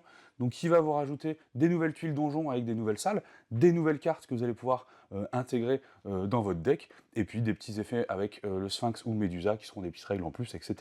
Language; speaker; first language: French; native; French